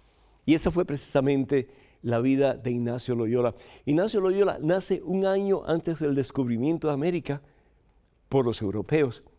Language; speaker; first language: Spanish; native; Spanish